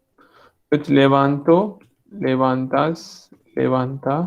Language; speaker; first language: Spanish; non-native, fluent; Hindi